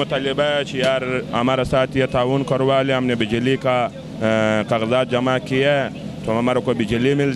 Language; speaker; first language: Hindi; non-native, local second language; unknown